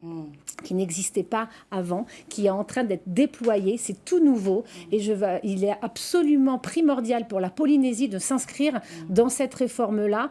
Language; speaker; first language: French; native; French